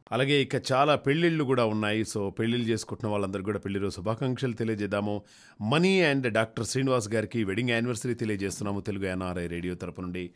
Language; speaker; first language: Telugu; native; Telugu